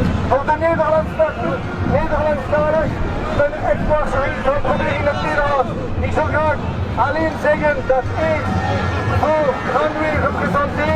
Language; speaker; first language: Dutch; non-native, learner; French